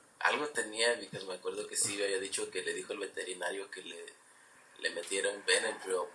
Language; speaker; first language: Spanish; early bilingual, heritage; Spanish